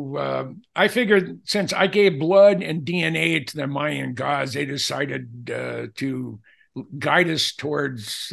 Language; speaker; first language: English; native; English